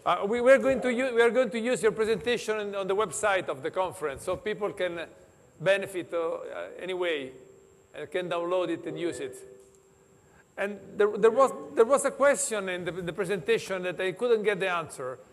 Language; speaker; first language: English; non-native, fluent; Italian